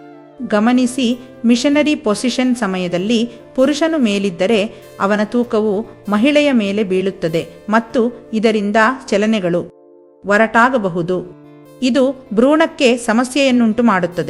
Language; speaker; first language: Kannada; native; Kannada